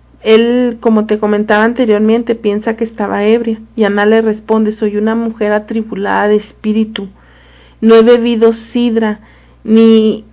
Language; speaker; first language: Spanish; native; Spanish